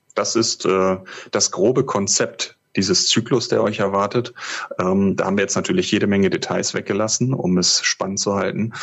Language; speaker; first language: German; native; German